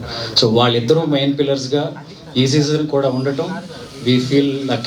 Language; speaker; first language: Telugu; native; Telugu